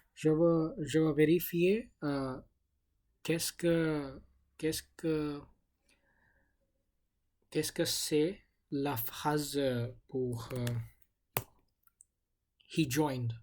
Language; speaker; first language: French; non-native, learner; English